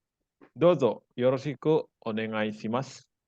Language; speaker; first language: Japanese; non-native, fluent; Indonesian